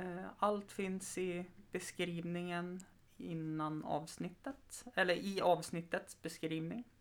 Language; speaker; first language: Swedish; native; Swedish